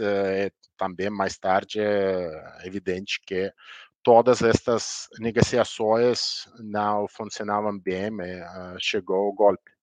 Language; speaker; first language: Portuguese; non-native, learner; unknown